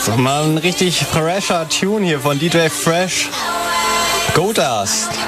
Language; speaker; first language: German; native; German